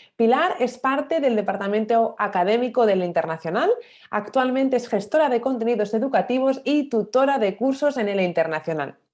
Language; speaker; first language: Spanish; native; Spanish